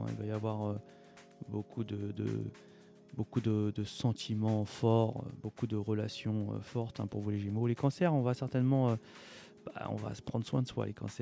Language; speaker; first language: French; native; French